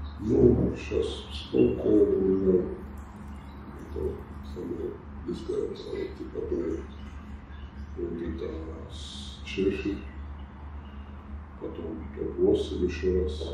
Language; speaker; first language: Russian; non-native, fluent; Georgian